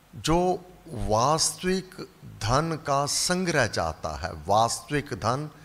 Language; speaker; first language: Hindi; native; Hindi